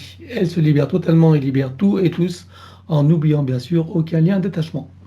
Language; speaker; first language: French; native; French